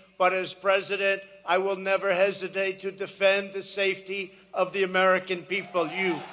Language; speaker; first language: English; native; English